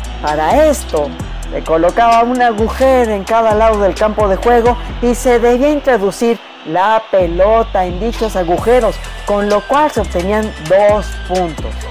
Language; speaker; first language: Spanish; native; Spanish